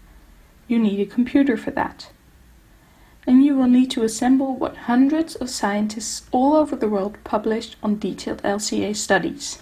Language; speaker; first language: English; non-native, fluent; Dutch